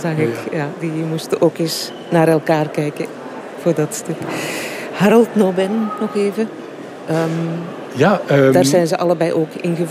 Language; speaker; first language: Dutch; native; Dutch